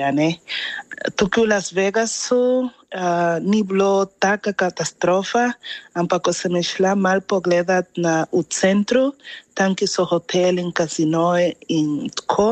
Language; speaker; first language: Slovenian; non-native, fluent; Spanish